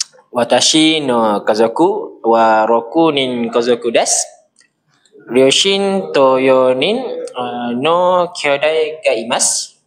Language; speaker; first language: Japanese; non-native, learner; Malay